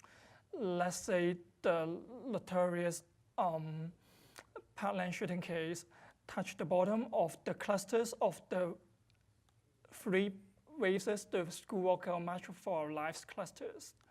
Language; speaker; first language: English; non-native, fluent; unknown